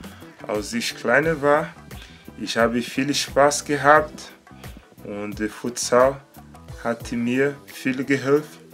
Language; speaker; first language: German; non-native, learner; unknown